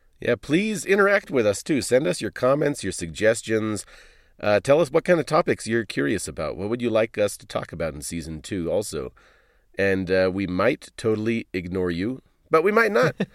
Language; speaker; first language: English; native; English